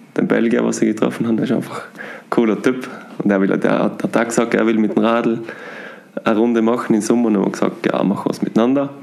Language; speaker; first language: German; native; German